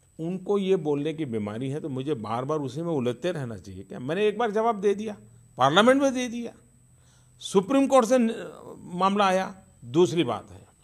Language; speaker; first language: Hindi; non-native, local second language; Gujarati